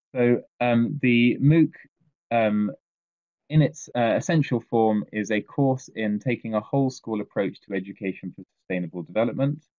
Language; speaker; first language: English; native; English